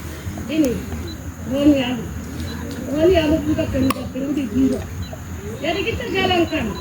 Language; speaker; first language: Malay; non-native, local second language; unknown